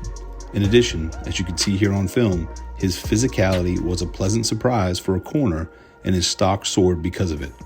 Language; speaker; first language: English; native; English